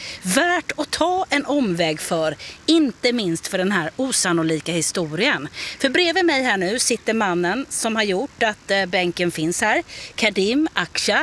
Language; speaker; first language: Swedish; native; Swedish